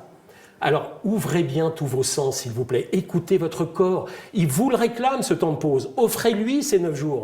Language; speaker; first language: French; native; French